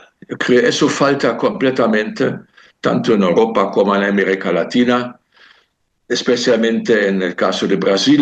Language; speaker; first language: Spanish; non-native, fluent; German